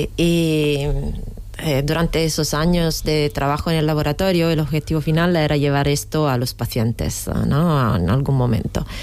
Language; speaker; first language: Spanish; non-native, fluent; Italian